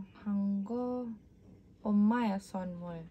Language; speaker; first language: Korean; non-native, learner; Indonesian